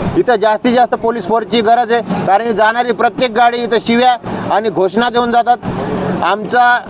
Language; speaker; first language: Marathi; non-native, local second language; Lambadi